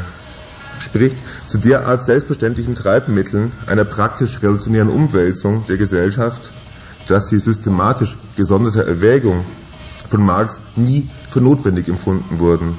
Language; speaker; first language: German; native; German